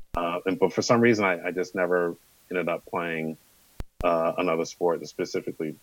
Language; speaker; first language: English; native; English